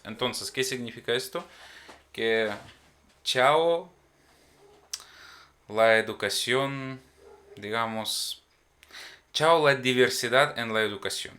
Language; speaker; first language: Spanish; non-native, fluent; Ukrainian